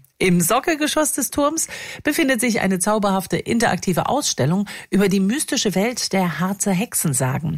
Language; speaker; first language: German; native; German